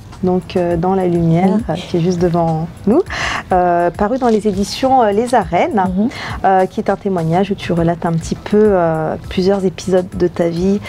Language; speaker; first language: French; native; French